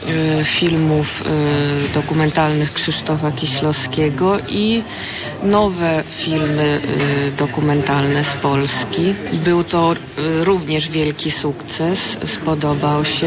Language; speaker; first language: Polish; early bilingual, heritage; Polish